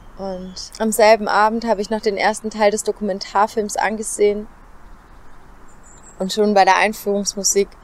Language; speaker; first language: German; native; German